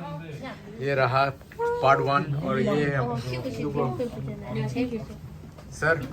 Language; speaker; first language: Hindi; non-native, local second language; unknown